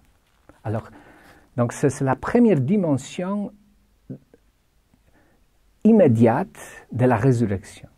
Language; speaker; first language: French; non-native, fluent; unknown